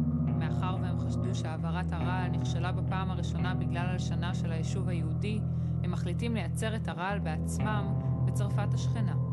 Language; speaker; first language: Hebrew; native; Hebrew